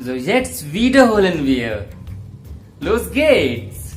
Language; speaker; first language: German; non-native, fluent; Hindi